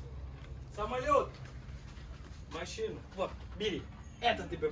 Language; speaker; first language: Russian; non-native, learner; Turkish